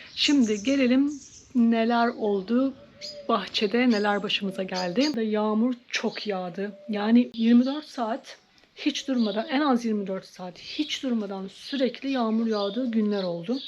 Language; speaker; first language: Turkish; native; Turkish